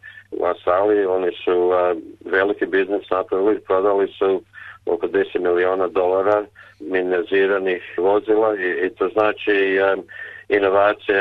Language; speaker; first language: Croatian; early bilingual, heritage; Croatian